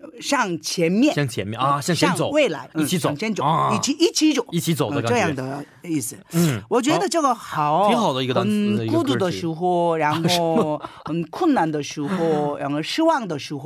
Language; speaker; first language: Chinese; non-native, learner; Korean